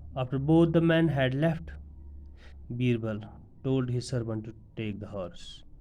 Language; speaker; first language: English; non-native, local second language; Urdu